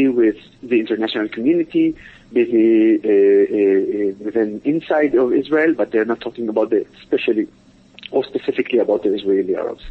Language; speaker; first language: English; non-native, fluent; Arabic